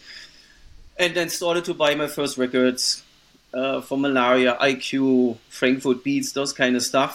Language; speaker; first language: English; non-native, fluent; German